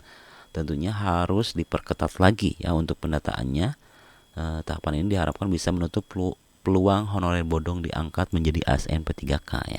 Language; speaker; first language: Indonesian; native; Indonesian